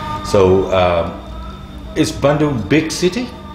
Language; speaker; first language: English; non-native, fluent; Thai